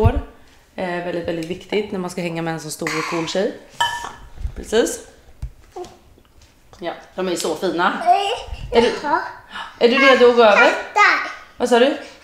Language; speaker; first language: Swedish; native; Swedish